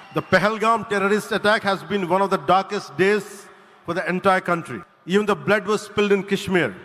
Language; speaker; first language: English; non-native, local second language; Telugu